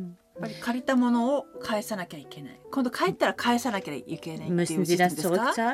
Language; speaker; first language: Japanese; native; Japanese